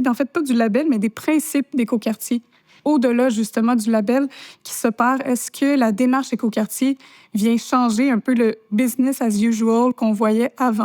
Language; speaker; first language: French; native; French